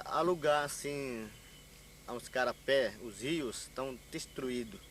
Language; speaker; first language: Portuguese; non-native, local second language; Yanomámi